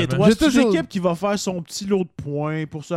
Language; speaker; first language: French; native; French